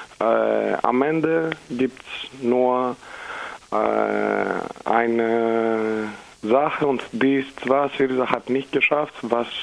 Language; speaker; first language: German; non-native, fluent; Greek